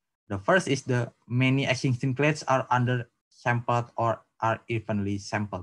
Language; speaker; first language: English; non-native, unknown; Indonesian